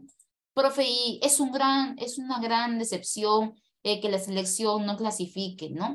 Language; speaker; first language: Spanish; native; Spanish